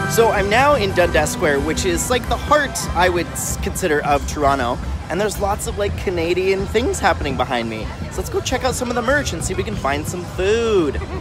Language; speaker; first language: English; native; English